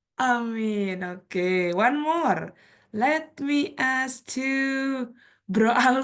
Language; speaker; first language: English; non-native, fluent; Indonesian